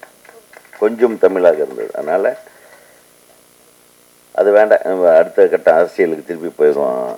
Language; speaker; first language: Tamil; native; Tamil